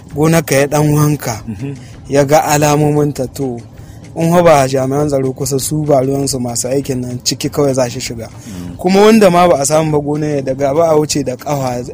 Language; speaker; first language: Hausa; native; Hausa